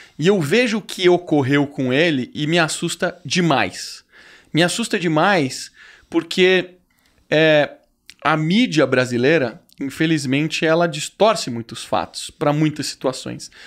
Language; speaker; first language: Portuguese; native; Portuguese